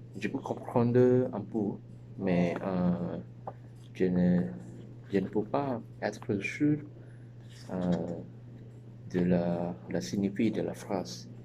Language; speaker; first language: French; non-native, learner; Chinese